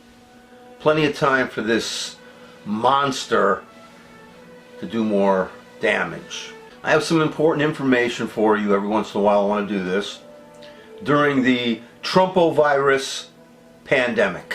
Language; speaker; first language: English; native; English